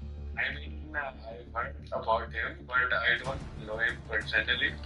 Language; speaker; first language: English; non-native, fluent; Khasi